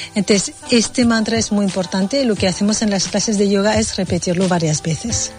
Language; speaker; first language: Spanish; non-native, fluent; Vietnamese